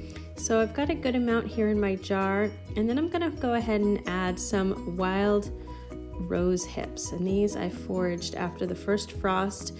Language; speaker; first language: English; native; English